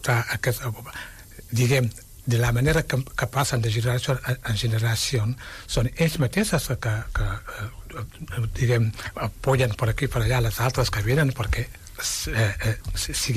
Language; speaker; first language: Catalan; non-native, fluent; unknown